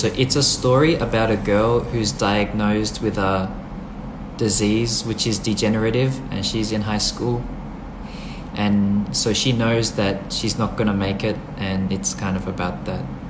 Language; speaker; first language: English; early bilingual, other home language; Thai